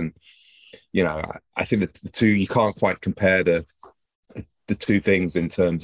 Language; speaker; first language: English; native; English